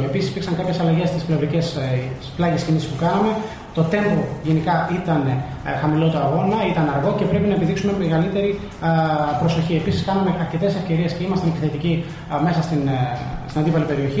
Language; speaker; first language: Greek; native; Greek